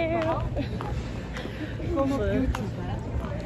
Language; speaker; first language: Dutch; early bilingual, other home language; Turkish